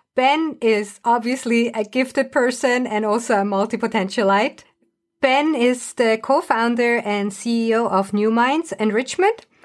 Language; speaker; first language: English; non-native, fluent; German